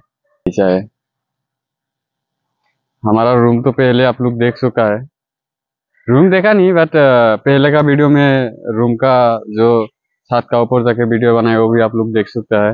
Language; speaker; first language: Hindi; non-native, local second language; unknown